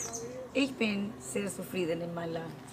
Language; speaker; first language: German; non-native, fluent; Spanish